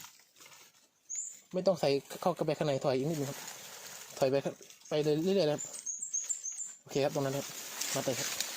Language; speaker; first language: Thai; non-native, local second language; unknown